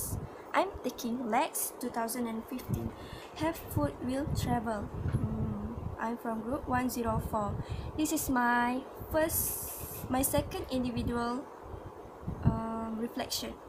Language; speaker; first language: English; non-native, learner; Malay